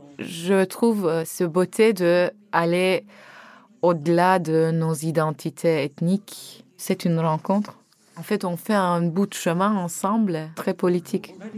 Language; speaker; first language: French; non-native, fluent; Turkish